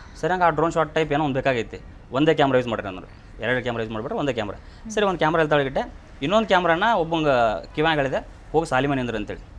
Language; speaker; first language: Kannada; native; Kannada